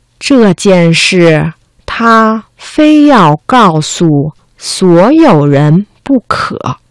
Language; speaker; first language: Chinese; non-native, fluent; Vietnamese